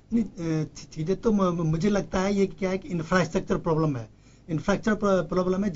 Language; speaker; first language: Hindi; native; Hindi